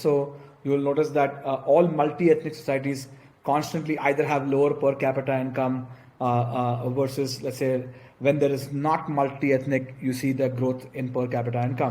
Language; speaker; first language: English; non-native, local second language; Gujarati